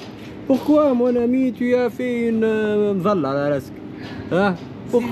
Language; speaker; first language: French; non-native, learner; Arabic